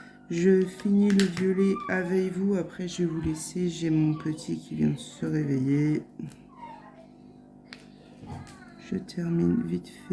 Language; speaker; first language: French; native; French